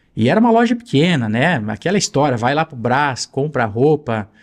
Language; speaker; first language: Portuguese; native; Portuguese